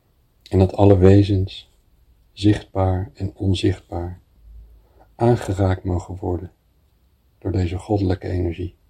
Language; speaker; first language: Dutch; native; Dutch